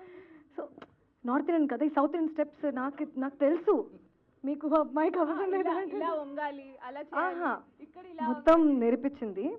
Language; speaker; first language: Telugu; non-native, learner; Hindi